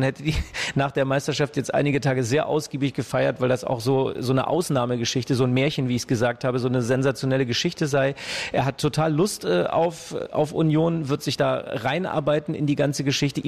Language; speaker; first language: German; native; German